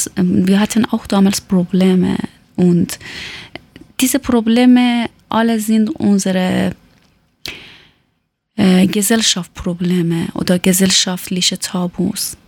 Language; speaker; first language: German; non-native, learner; Persian